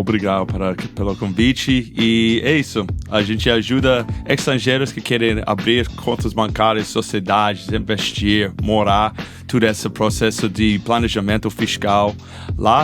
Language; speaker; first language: Portuguese; non-native, fluent; English